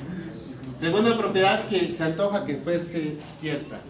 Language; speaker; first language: Spanish; native; Spanish